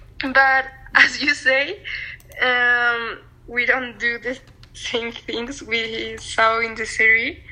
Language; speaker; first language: English; non-native, learner; Spanish